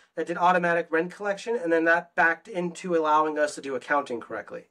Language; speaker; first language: English; native; English